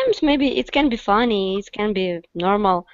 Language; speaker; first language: English; non-native, learner; Russian